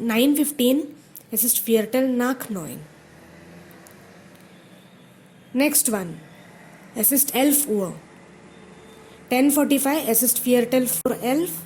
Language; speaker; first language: German; non-native, fluent; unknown